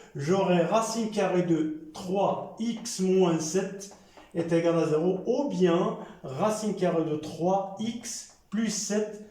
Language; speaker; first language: French; non-native, local second language; Arabic